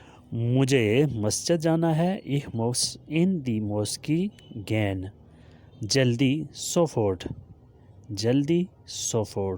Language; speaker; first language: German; non-native, learner; Urdu